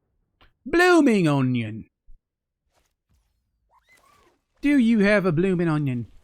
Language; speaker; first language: English; native; English